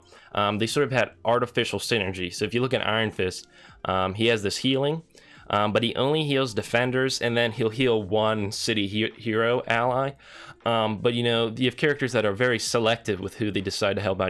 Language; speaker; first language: English; native; English